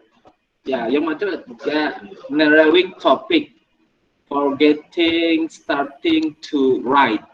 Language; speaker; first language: English; non-native, learner; Indonesian